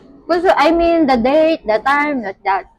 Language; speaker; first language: English; non-native, local second language; Filipino